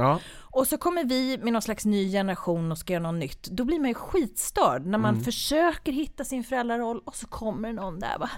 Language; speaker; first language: Swedish; native; Swedish